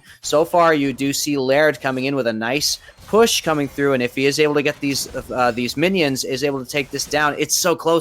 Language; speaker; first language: English; native; English